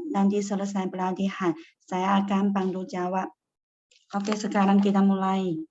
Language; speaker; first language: Indonesian; non-native, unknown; Chinese